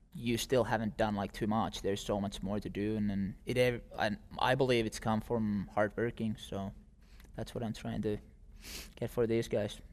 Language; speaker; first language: English; non-native, fluent; Finnish